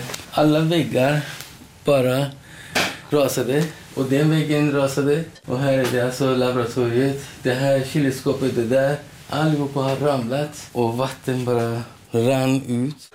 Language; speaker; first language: Swedish; non-native, fluent; Persian